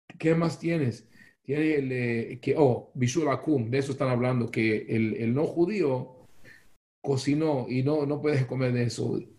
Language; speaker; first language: Spanish; non-native, fluent; Hebrew